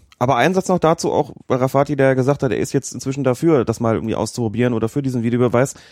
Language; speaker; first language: German; native; German